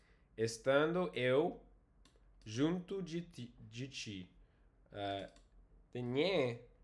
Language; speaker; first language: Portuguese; non-native, fluent; English